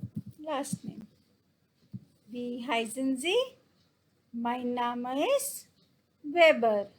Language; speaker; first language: German; non-native, fluent; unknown